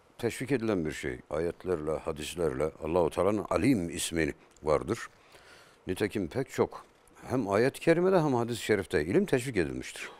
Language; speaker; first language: Turkish; native; Turkish